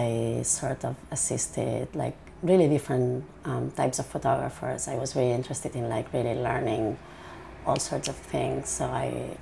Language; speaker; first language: English; non-native, fluent; Spanish